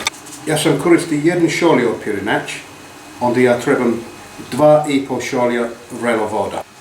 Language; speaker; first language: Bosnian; non-native, learner; English